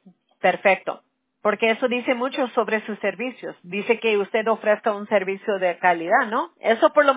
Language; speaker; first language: Spanish; early bilingual, heritage; Spanish